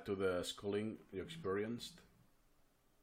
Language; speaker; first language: English; non-native, fluent; Spanish